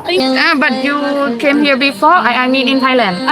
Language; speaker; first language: English; non-native, learner; Thai